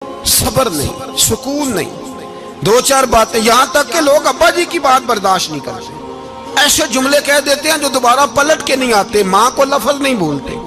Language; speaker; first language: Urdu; non-native, local second language; Punjabi